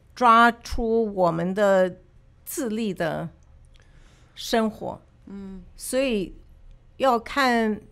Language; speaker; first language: Chinese; early bilingual, other home language; English